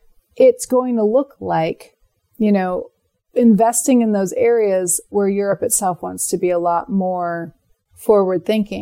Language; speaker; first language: English; native; English